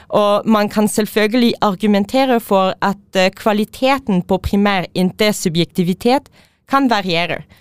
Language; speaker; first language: Norwegian; non-native, fluent; English